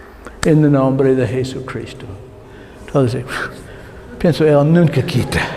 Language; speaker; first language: Spanish; non-native, learner; English